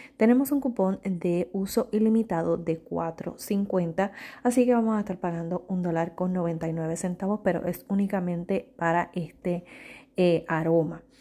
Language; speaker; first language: Spanish; native; Spanish